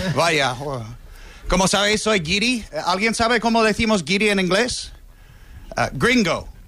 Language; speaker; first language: Spanish; non-native, fluent; English